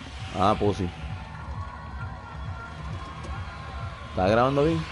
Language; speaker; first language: Spanish; native; Spanish